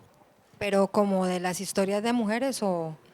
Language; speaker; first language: Spanish; native; Spanish